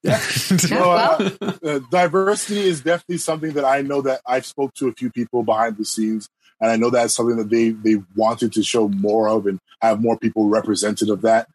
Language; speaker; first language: English; native; English